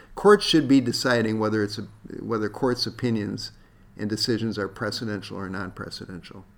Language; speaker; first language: English; native; English